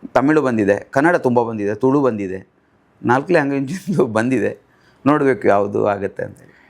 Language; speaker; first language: Kannada; non-native, local second language; Tulu